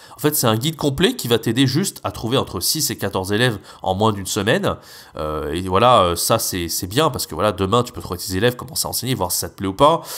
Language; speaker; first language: French; native; French